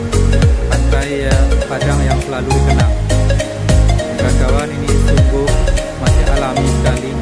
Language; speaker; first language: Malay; non-native, local second language; Minangkabau